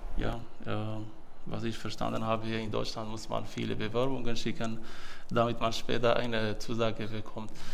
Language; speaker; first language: German; non-native, learner; Arabic